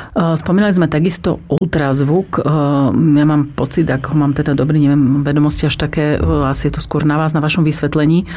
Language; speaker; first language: Slovak; native; Slovak